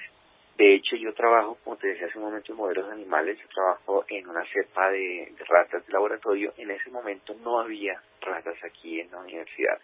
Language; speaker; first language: Spanish; native; Spanish